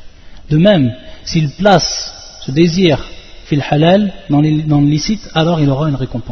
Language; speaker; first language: French; native; French